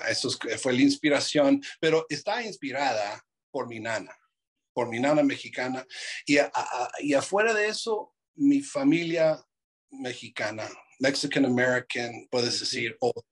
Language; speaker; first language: Spanish; non-native, fluent; English